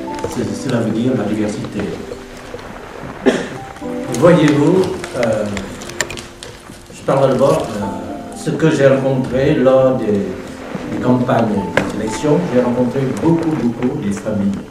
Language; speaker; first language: French; non-native, fluent; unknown